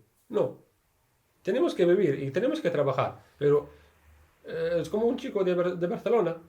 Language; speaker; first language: Spanish; non-native, learner; Arabic